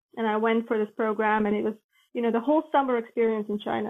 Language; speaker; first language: English; non-native, fluent; Latvian